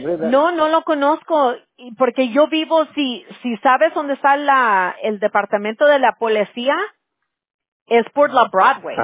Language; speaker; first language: Spanish; early bilingual, heritage; Spanish